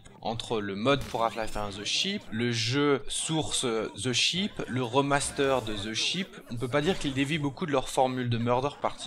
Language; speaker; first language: French; native; French